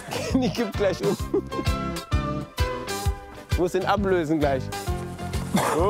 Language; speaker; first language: German; native; German